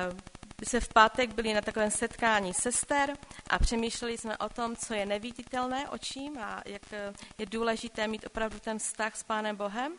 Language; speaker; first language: Czech; non-native, local second language; Polish